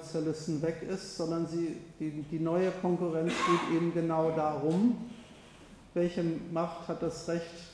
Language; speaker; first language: German; native; German